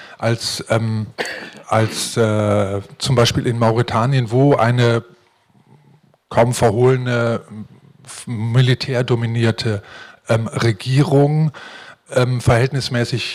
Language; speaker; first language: German; native; German